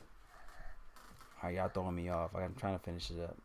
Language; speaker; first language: English; native; English